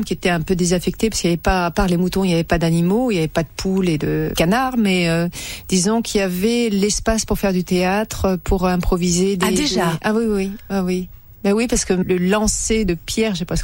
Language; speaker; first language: French; native; French